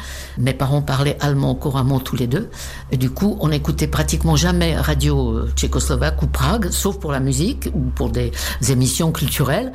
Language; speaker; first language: French; non-native, fluent; Czech